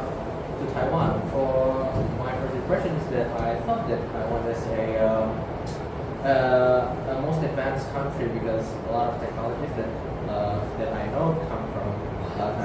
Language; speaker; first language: English; non-native, fluent; Indonesian